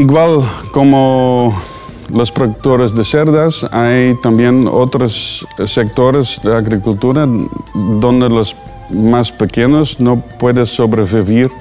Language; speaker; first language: Spanish; non-native, learner; Dutch